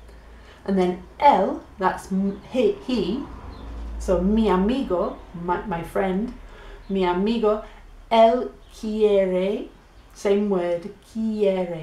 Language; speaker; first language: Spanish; non-native, fluent; English